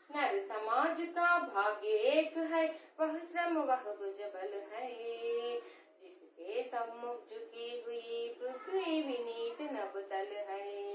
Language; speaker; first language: Hindi; non-native, local second language; Telugu